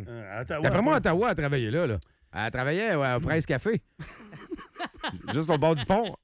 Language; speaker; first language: French; native; French